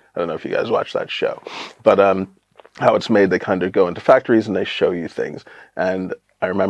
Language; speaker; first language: English; native; English